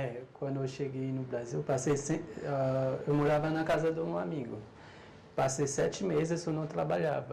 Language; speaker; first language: Portuguese; non-native, learner; Haitian Creole